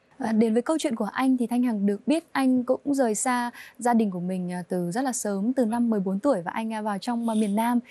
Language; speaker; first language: Vietnamese; native; Vietnamese